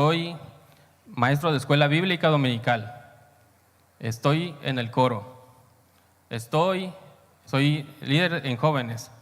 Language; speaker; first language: Spanish; native; Spanish